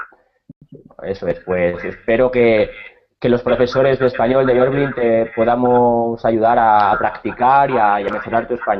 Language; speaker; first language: Spanish; native; Spanish